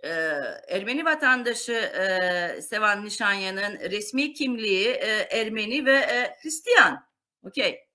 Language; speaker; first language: Turkish; non-native, local second language; Armenian